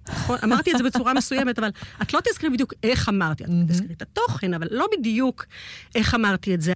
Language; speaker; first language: Hebrew; native; Hebrew